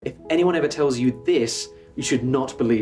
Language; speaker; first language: English; native; English